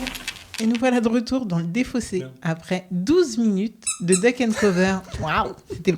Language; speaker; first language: French; native; French